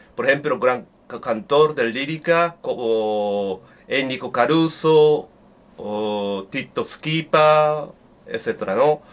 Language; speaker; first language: Spanish; non-native, learner; Japanese